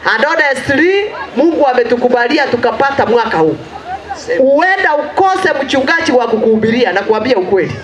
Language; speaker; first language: Swahili; non-native, local second language; Gusii